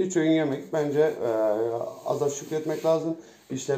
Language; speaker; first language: Turkish; native; Turkish